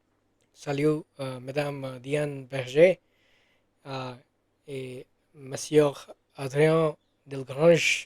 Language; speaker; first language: French; non-native, learner; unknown